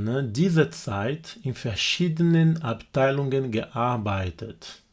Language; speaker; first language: German; non-native, fluent; Portuguese